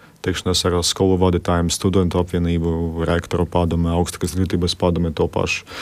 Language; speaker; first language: Latvian; non-native, local second language; Russian